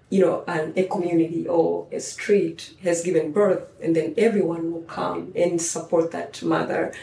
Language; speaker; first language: English; non-native, local second language; Swahili